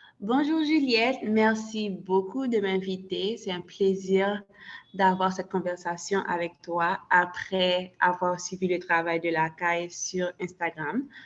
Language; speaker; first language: French; non-native, local second language; Haitian Creole